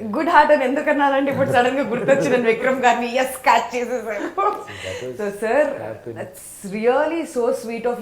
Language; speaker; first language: Telugu; native; Telugu